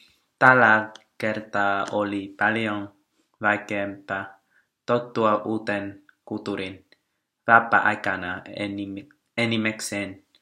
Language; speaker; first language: Finnish; non-native, learner; Vietnamese